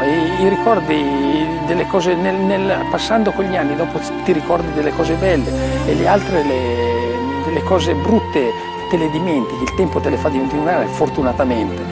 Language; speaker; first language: Italian; native; Italian